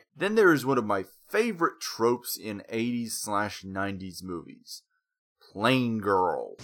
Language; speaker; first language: English; native; English